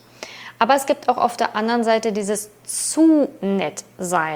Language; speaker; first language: German; native; German